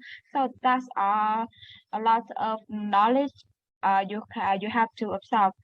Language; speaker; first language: English; non-native, learner; Vietnamese